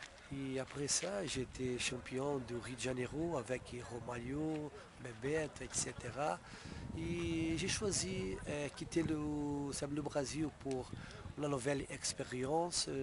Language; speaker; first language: French; non-native, fluent; Portuguese